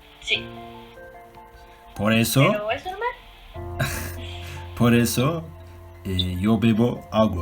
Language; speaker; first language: Spanish; non-native, learner; Turkish